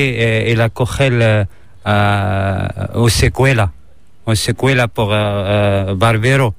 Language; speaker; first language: Spanish; non-native, learner; Arabic